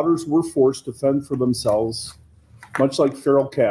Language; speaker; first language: English; native; English